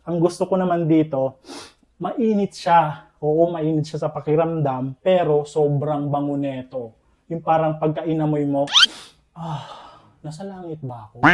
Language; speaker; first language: Filipino; non-native, local second language; Iloko